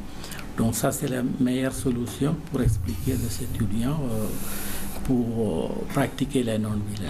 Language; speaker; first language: French; non-native, learner; Malayalam